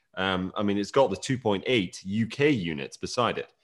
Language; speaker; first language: English; native; English